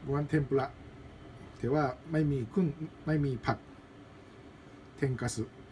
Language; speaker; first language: Thai; non-native, learner; Japanese